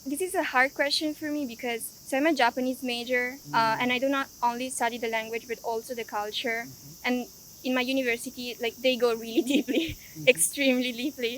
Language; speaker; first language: English; non-native, fluent; Italian